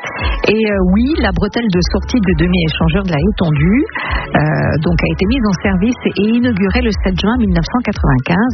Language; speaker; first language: French; native; French